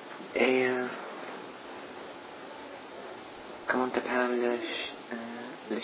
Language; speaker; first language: French; non-native, learner; English